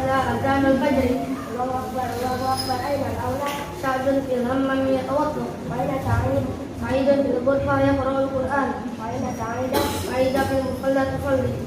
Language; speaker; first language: Arabic; non-native, learner; Indonesian